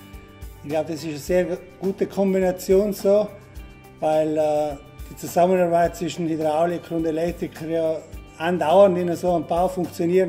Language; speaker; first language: German; non-native, local second language; Italian